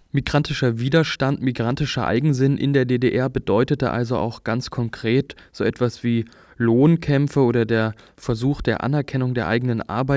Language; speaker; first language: German; native; German